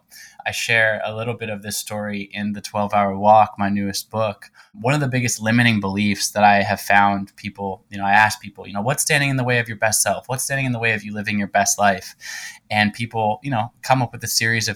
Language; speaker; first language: English; native; English